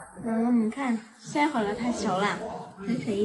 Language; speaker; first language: Chinese; non-native, learner; Lao